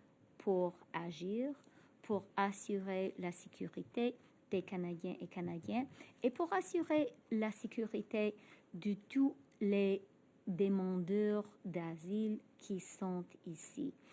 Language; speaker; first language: French; non-native, fluent; English